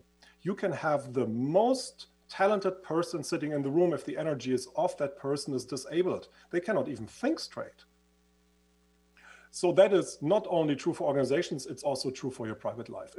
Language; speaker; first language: English; non-native, fluent; German